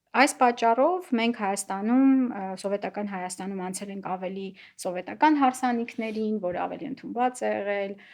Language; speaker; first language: Armenian; native; Armenian